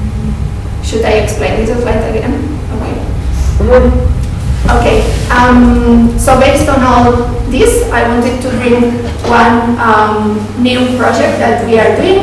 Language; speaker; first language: English; non-native, fluent; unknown